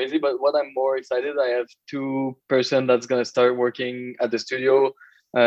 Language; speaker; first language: English; native; English